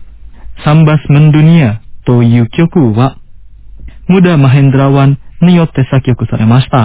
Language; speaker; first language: Japanese; non-native, fluent; Indonesian